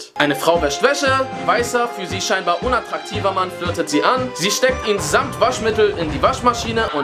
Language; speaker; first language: German; native; German